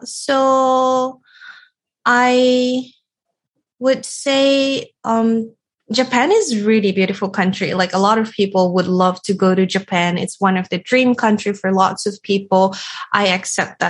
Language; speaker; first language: English; non-native, fluent; Japanese